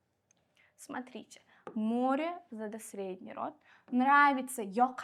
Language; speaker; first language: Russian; non-native, local second language; Uzbek